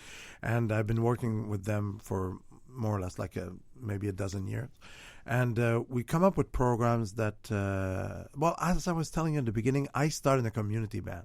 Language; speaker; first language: English; non-native, fluent; French